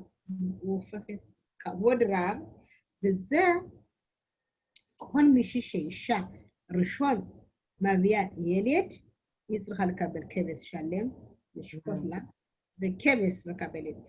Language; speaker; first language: Hebrew; non-native, learner; Amharic